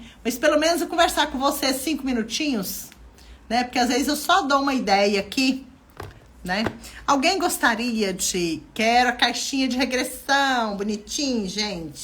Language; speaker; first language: Portuguese; native; Portuguese